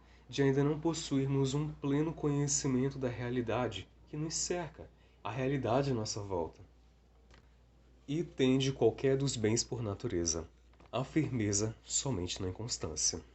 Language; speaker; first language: Portuguese; native; Portuguese